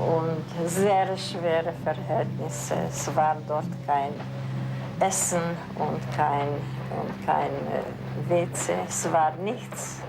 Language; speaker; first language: German; non-native, fluent; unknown